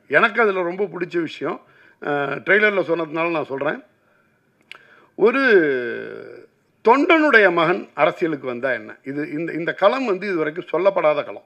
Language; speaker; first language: Tamil; native; Tamil